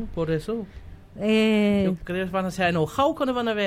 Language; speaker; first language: Spanish; non-native, fluent; German